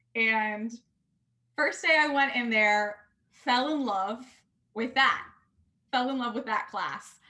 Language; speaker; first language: English; native; English